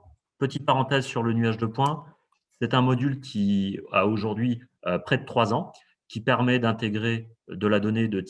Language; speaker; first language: French; native; French